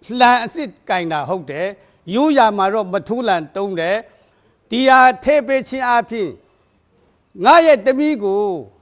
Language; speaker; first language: Burmese; non-native, local second language; Kachin